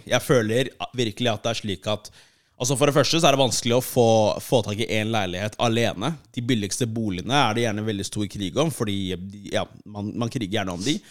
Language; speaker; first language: Norwegian; early bilingual, other home language; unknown